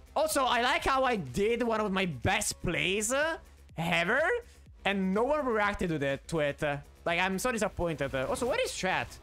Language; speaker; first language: English; non-native, fluent; Italian